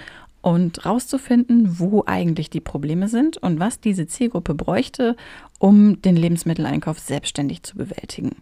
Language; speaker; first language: German; native; German